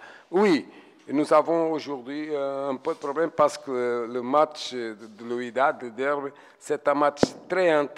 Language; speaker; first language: French; non-native, fluent; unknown